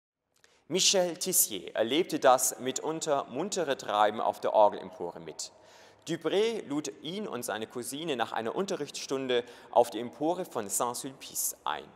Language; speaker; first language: German; native; German